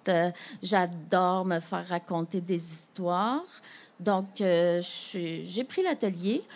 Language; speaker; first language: French; native; French